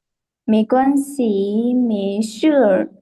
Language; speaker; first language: Chinese; non-native, learner; Lao